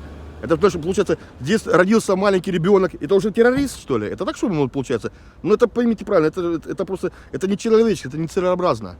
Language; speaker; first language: Russian; native; Russian